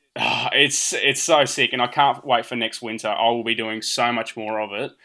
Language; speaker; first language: English; early bilingual, other home language; Portuguese